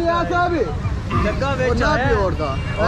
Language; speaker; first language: Turkish; non-native, learner; Punjabi